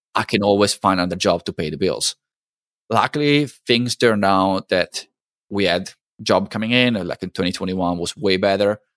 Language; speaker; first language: English; non-native, fluent; Italian